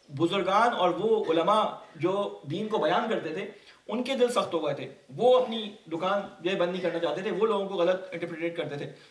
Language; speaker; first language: Urdu; native; Urdu